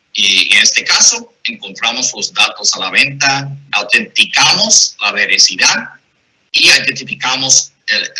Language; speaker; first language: Spanish; non-native, fluent; English